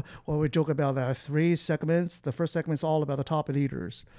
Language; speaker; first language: English; non-native, fluent; Chinese